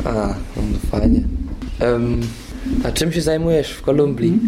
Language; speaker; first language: Polish; early bilingual, heritage; Polish